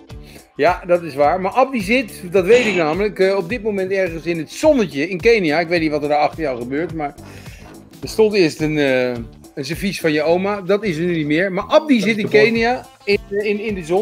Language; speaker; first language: Dutch; native; Dutch